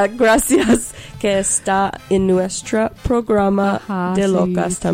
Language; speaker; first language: Spanish; non-native, learner; English